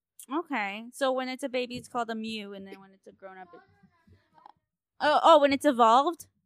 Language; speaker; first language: English; native; English